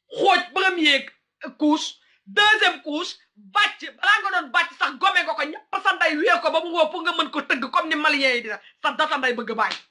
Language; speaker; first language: Wolof; early bilingual, heritage; Wolof